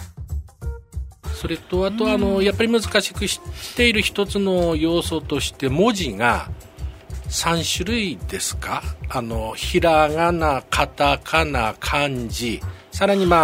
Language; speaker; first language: Japanese; native; Japanese